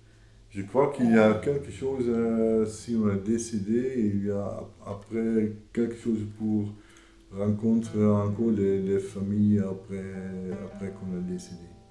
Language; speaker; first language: French; non-native, fluent; Dutch